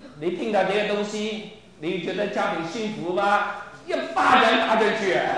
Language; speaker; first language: Chinese; non-native, local second language; Cantonese